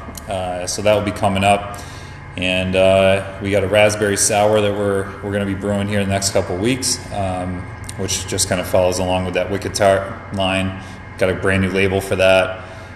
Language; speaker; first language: English; native; English